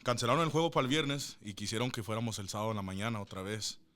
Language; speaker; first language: Spanish; early bilingual, heritage; Spanish